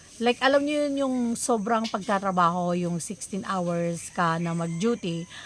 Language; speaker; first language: Filipino; non-native, local second language; Iloko